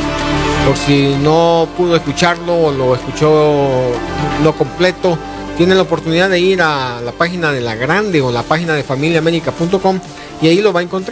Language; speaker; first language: Spanish; native; Spanish